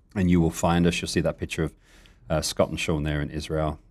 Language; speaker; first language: English; native; English